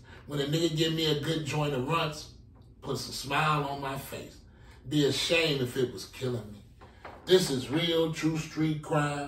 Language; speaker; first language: English; native; English